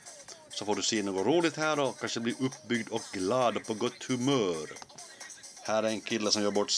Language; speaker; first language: Swedish; native; Swedish